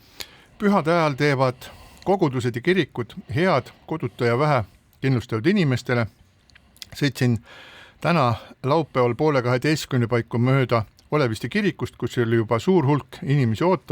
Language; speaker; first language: Estonian; native; Estonian